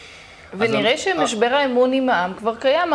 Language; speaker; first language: Hebrew; native; Hebrew